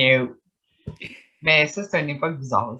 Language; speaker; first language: French; native; French